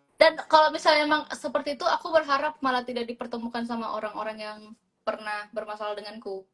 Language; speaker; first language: Indonesian; native; Indonesian